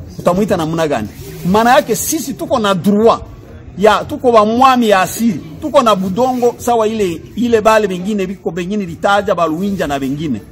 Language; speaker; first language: Swahili; non-native, local second language; Kinyarwanda